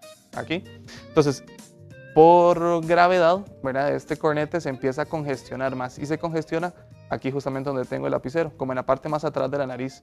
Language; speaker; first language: Spanish; native; Spanish